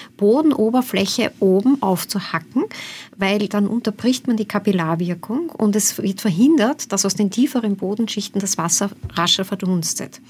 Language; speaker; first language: German; native; German